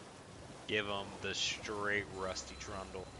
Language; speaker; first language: English; native; English